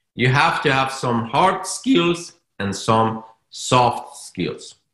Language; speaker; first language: English; non-native, fluent; Persian